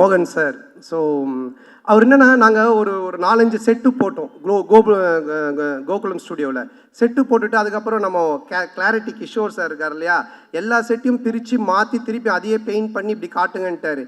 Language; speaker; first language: Tamil; native; Tamil